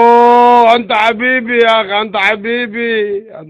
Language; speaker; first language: Arabic; non-native, learner; Somali